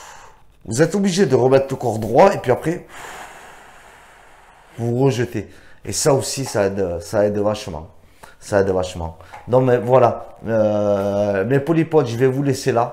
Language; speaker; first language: French; native; French